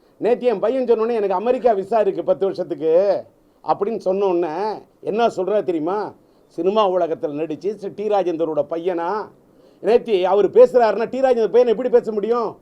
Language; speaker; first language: Tamil; native; Tamil